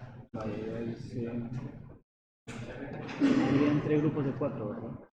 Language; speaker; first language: Spanish; native; Spanish